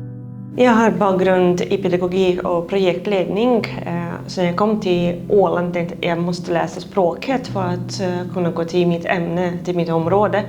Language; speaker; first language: Swedish; non-native, fluent; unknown